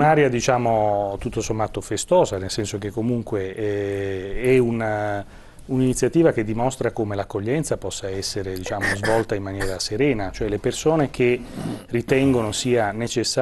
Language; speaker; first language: Italian; native; Italian